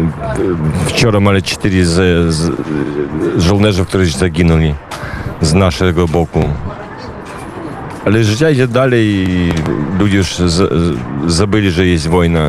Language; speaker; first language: Polish; non-native, learner; Ukrainian